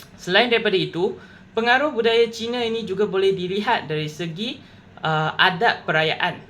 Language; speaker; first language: Malay; non-native, local second language; Chinese